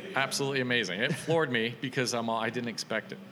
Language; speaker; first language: English; native; English